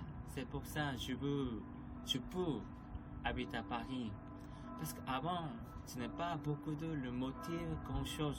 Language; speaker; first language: French; non-native, learner; Korean